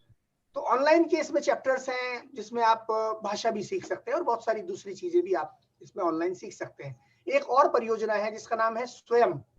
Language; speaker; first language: Hindi; native; Hindi